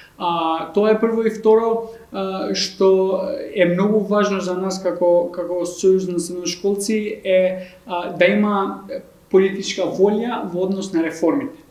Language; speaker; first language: Macedonian; non-native, local second language; Albanian